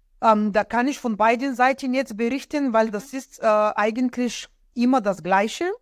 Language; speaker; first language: German; non-native, fluent; Bulgarian